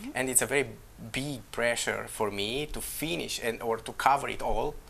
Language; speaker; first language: English; non-native, fluent; Romanian